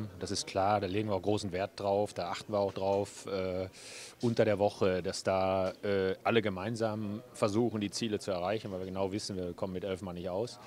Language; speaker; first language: German; native; German